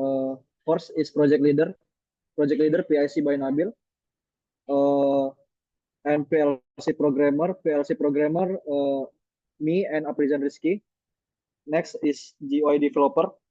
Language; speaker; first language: English; non-native, learner; Indonesian